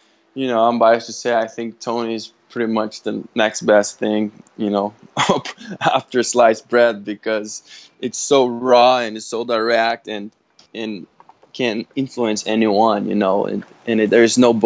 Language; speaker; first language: English; non-native, fluent; Portuguese